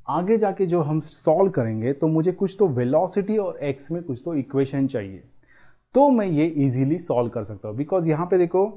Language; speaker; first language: Hindi; non-native, local second language; Marathi